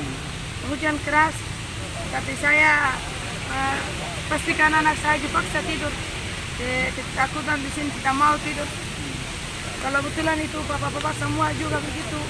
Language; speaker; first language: Indonesian; non-native, learner; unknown